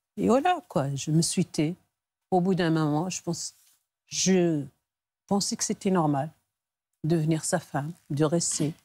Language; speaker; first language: French; non-native, local second language; Arabic